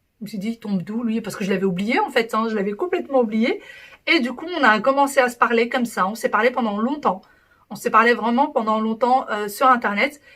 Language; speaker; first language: French; early bilingual, other home language; Arabic